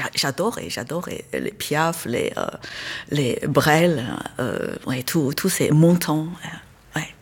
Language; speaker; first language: French; non-native, fluent; Chinese